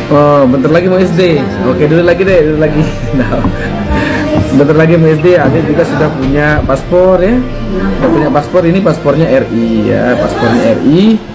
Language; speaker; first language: Indonesian; native; Indonesian